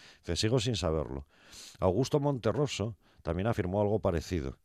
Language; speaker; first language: Spanish; native; Spanish